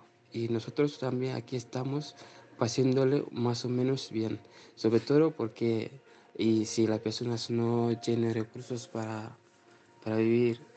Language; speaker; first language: Spanish; non-native, learner; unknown